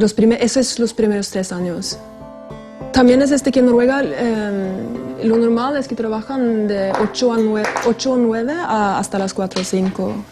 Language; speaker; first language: Spanish; non-native, fluent; Norwegian